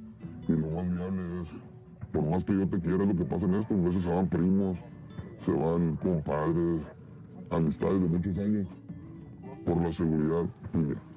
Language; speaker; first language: Spanish; native; Spanish